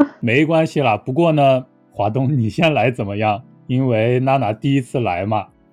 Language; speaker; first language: Chinese; native; Chinese